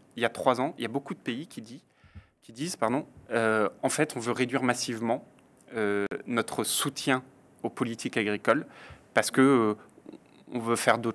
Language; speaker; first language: French; native; French